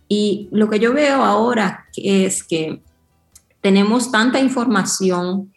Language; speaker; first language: Spanish; early bilingual, heritage; Spanish